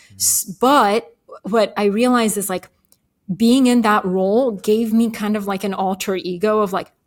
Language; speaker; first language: English; early bilingual, other home language; Bulgarian